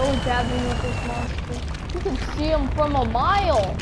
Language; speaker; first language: English; native; English